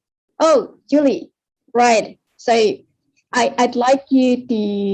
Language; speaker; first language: English; non-native, fluent; Indonesian